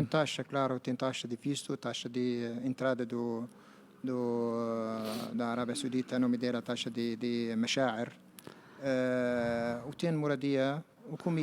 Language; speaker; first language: Portuguese; non-native, learner; Arabic